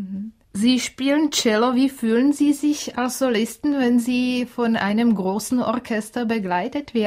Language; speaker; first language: German; non-native, fluent; Czech